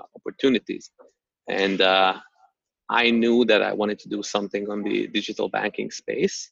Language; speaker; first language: English; non-native, fluent; Slovak